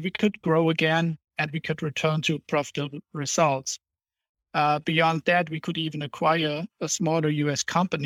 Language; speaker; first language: English; non-native, fluent; German